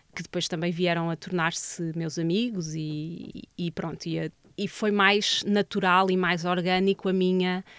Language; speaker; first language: Portuguese; native; Portuguese